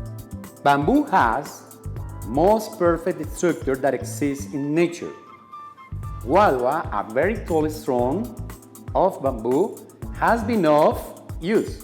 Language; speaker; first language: English; non-native, fluent; Spanish